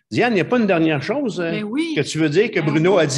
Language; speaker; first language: French; native; French